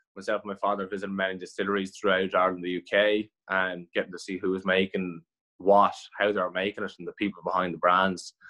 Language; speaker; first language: English; native; English